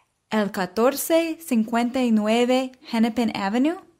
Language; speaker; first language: Spanish; non-native, fluent; English